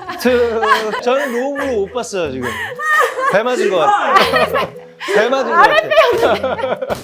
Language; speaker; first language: Korean; non-native, learner; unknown